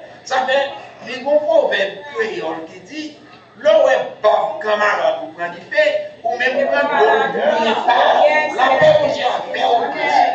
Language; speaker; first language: French; non-native, local second language; Haitian Creole